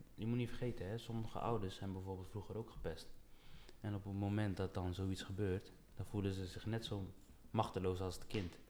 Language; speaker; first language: Dutch; early bilingual, other home language; Papiamento